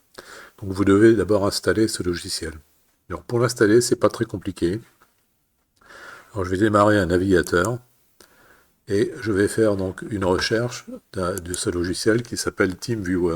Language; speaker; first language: French; native; French